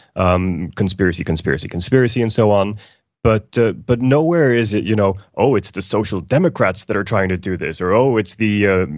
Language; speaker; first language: English; non-native, fluent; Icelandic